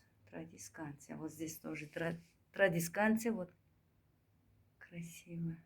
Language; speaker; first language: Russian; non-native, learner; Turkmen